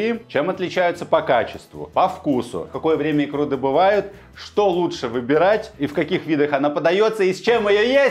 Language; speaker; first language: Russian; native; Russian